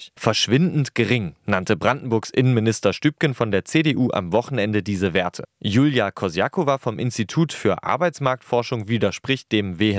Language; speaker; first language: German; native; German